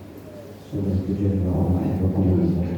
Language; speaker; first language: Indonesian; native; Indonesian